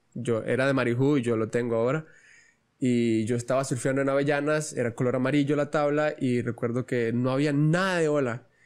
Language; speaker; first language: Spanish; native; Spanish